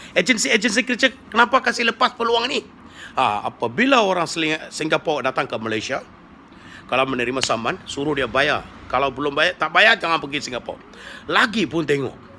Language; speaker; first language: Malay; non-native, local second language; Tamil